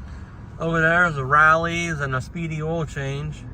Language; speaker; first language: English; native; English